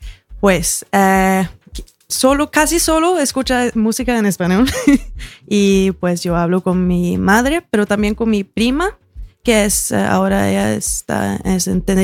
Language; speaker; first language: Spanish; early bilingual, heritage; Spanish